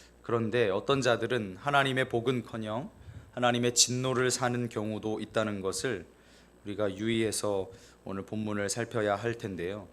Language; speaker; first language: Korean; native; Korean